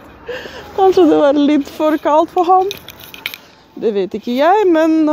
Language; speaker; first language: Norwegian; non-native, learner; Russian